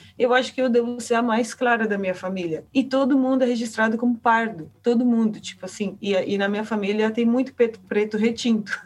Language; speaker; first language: Portuguese; early bilingual, heritage; Portuguese